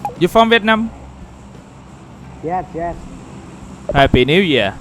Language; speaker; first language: English; non-native, learner; Thai